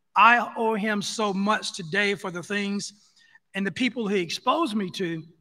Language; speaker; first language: English; native; English